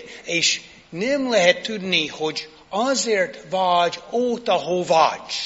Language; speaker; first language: Hungarian; non-native, fluent; English